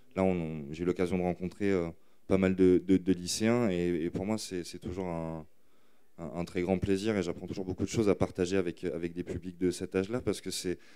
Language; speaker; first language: French; native; French